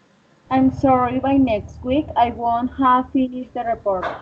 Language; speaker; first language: English; non-native, learner; Spanish